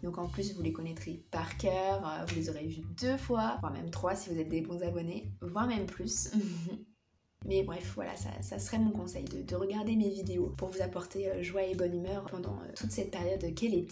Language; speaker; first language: French; native; French